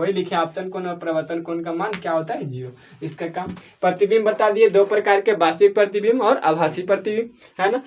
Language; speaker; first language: Hindi; native; Hindi